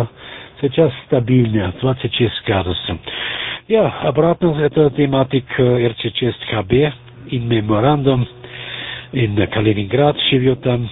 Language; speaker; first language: Russian; non-native, learner; German